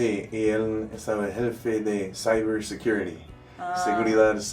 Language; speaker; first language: Spanish; non-native, learner; English